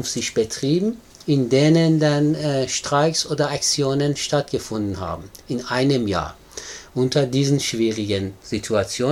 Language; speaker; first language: German; non-native, fluent; Persian